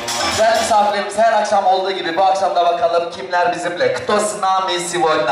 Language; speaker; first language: Russian; non-native, learner; Turkish